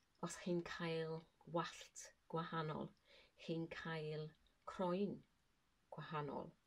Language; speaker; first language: Welsh; non-native, learner; English